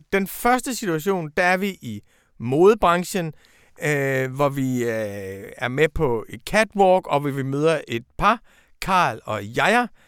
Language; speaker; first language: Danish; native; Danish